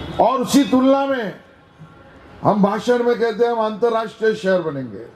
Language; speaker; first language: Hindi; non-native, local second language; Marathi